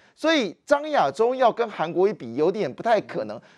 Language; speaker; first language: Chinese; native; Chinese